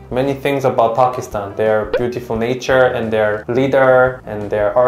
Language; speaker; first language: English; non-native, learner; Korean